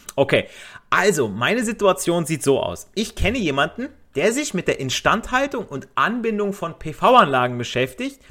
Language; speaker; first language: German; native; German